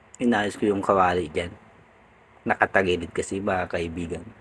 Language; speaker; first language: Filipino; non-native, local second language; Bikol